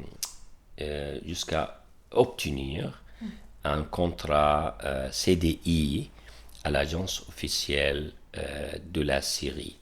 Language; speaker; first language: French; non-native, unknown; Arabic